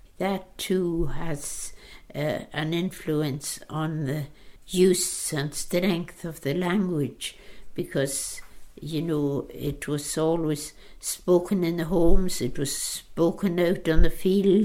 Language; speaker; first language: English; non-native, local second language; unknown